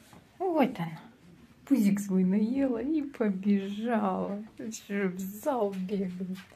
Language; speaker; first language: Russian; native; Russian